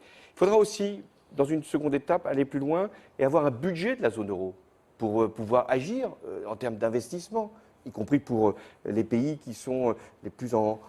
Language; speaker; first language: French; native; French